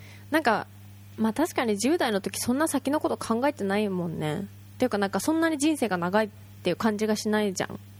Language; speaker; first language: Japanese; native; Japanese